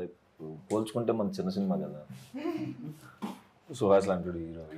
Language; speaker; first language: Telugu; native; Telugu